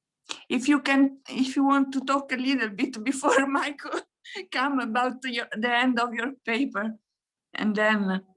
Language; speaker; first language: English; non-native, fluent; Italian